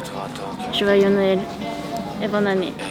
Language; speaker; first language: French; non-native, learner; Japanese